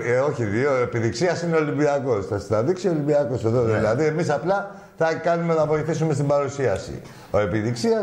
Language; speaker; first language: Greek; native; Greek